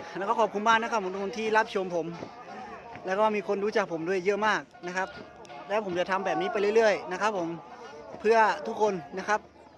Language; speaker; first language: Thai; non-native, local second language; Lahu